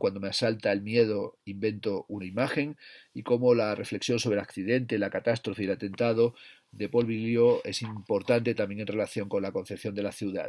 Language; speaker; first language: Spanish; native; Spanish